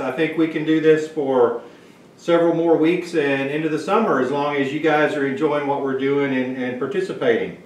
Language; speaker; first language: English; native; English